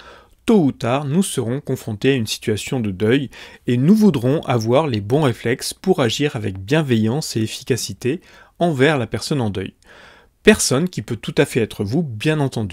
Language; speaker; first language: French; native; French